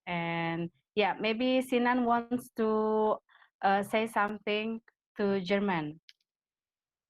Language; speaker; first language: English; non-native, fluent; Indonesian